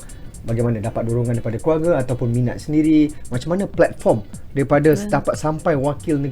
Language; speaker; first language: Malay; native; Malay